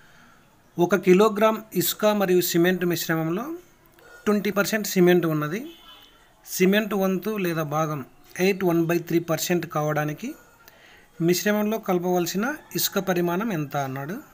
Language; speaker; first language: Telugu; native; Telugu